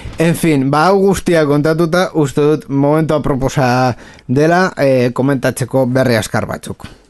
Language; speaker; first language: Basque; non-native, local second language; Spanish